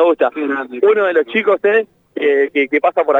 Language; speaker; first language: Spanish; native; Spanish